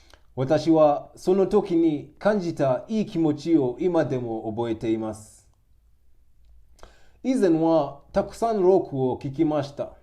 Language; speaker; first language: Japanese; non-native, learner; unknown